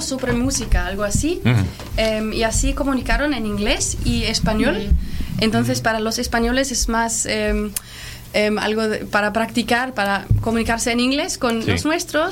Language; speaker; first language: Spanish; non-native, learner; German